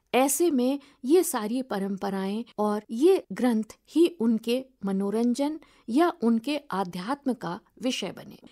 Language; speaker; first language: Hindi; native; Hindi